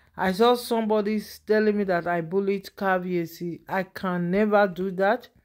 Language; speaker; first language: Nigerian Pidgin; non-native, local second language; Yoruba